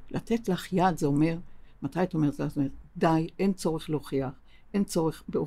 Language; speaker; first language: Hebrew; native; Hebrew